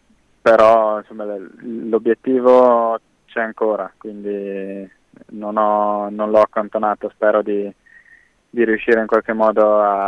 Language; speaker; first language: Italian; native; Italian